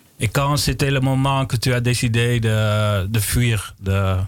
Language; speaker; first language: French; non-native, learner; Dutch